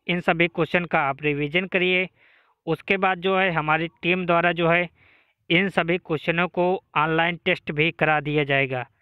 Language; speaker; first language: Hindi; native; Hindi